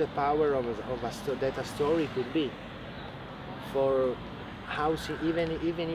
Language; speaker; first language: English; non-native, fluent; Italian